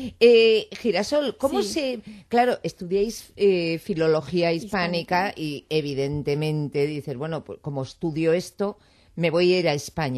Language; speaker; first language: Spanish; native; Spanish